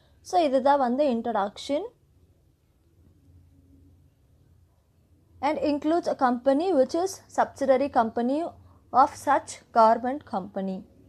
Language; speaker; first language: English; non-native, local second language; Tamil